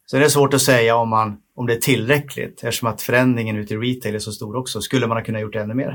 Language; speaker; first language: Swedish; native; Swedish